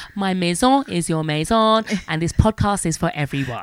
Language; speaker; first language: English; native; English